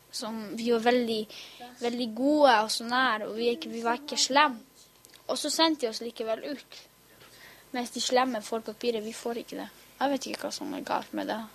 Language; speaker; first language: Norwegian; early bilingual, other home language; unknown